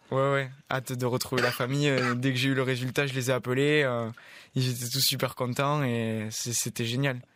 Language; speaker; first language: French; native; French